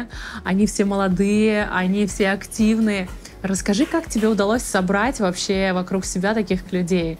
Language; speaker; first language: Russian; native; Russian